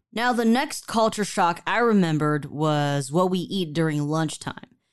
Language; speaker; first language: English; early bilingual, other home language; Chinese